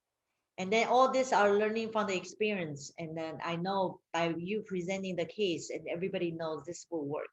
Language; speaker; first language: English; non-native, fluent; Chinese